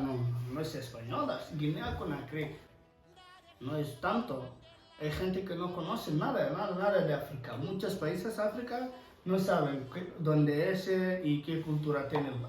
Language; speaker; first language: Spanish; non-native, learner; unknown